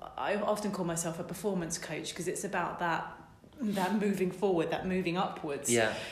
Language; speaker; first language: English; native; English